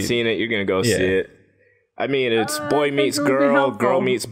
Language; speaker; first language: English; native; English